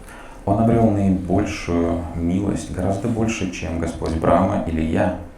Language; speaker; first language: Russian; native; Russian